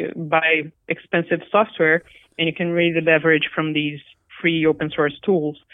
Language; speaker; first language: English; non-native, fluent; Portuguese